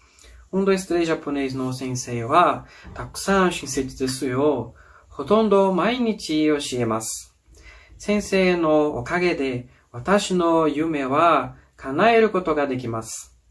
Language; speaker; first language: Japanese; non-native, learner; Portuguese